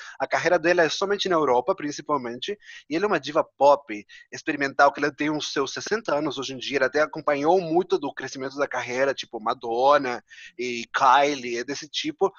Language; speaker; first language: Portuguese; non-native, fluent; Spanish